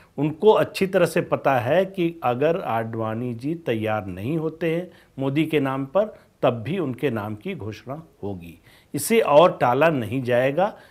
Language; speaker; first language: Hindi; native; Hindi